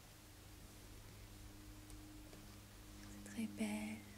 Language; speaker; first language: French; non-native, learner; English